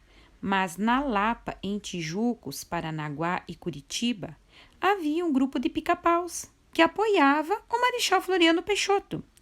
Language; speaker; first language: Portuguese; native; Portuguese